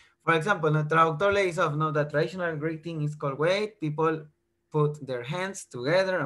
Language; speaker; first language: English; non-native, fluent; Spanish